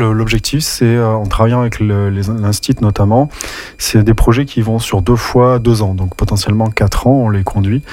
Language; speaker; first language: French; native; French